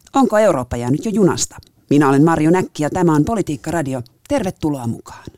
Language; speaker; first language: Finnish; native; Finnish